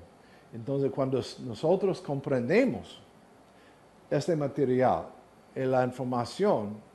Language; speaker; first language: Spanish; non-native, learner; English